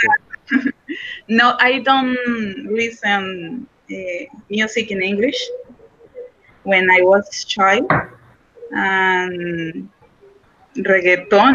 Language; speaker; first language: English; non-native, learner; Spanish